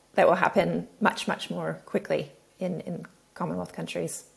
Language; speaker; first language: English; native; English